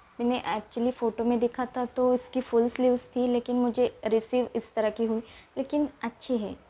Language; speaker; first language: Hindi; native; Hindi